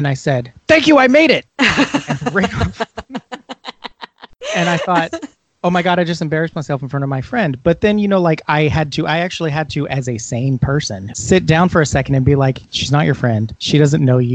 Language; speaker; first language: English; native; English